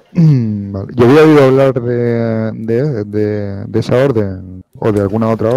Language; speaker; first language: Spanish; native; Spanish